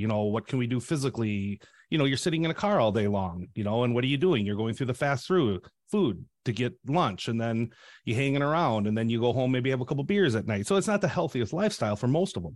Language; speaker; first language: English; native; English